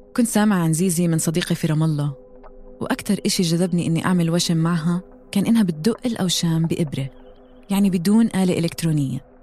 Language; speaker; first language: Arabic; native; Arabic